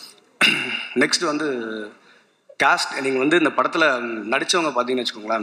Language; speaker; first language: Tamil; native; Tamil